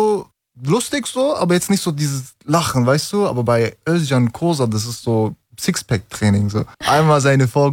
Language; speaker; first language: German; early bilingual, other home language; Turkish